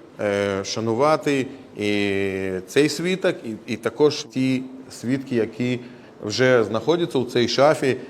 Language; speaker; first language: Ukrainian; non-native, local second language; Russian